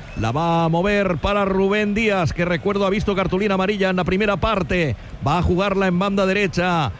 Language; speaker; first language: Spanish; native; Spanish